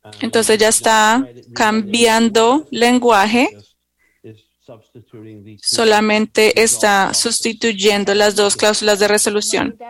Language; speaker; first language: Spanish; non-native, fluent; English